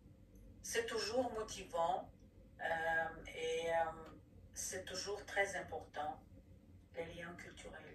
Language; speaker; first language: French; non-native, fluent; Ukrainian